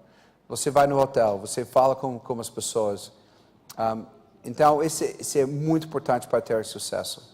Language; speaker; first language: Portuguese; non-native, fluent; English